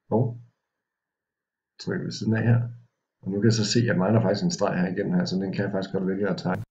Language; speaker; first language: Danish; native; Danish